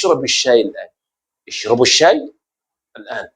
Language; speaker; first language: Arabic; non-native, fluent; Hausa